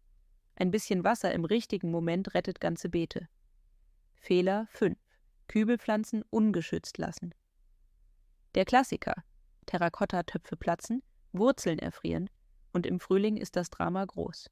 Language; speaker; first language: German; native; German